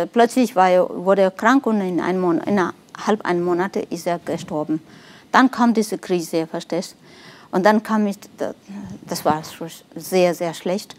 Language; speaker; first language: German; non-native, fluent; Nepali